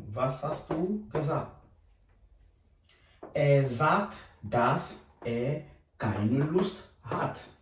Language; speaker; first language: German; non-native, fluent; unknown